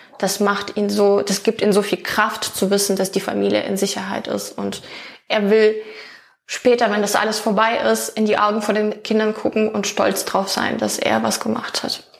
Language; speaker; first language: German; non-native, fluent; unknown